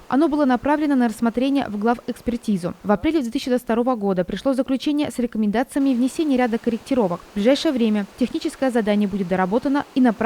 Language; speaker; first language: Russian; native; Russian